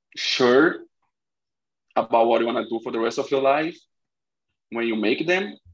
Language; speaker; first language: English; non-native, fluent; Portuguese